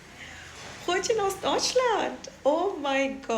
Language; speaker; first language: German; non-native, fluent; Urdu